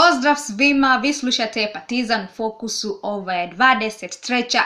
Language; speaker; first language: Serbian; non-native, learner; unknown